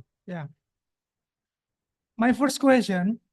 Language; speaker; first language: English; non-native, local second language; Indonesian